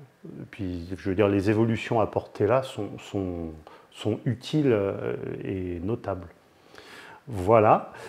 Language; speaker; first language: French; native; French